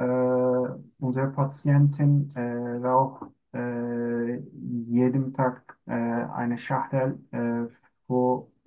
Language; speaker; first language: German; non-native, learner; Turkish